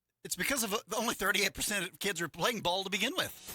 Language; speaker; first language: English; native; English